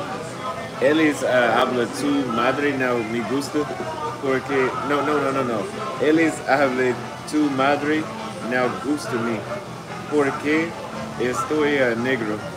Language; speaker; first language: Spanish; non-native, learner; English